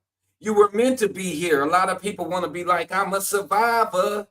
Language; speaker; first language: English; native; English